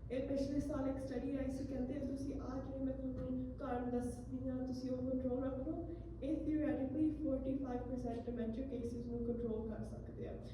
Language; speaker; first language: Punjabi; early bilingual, heritage; Punjabi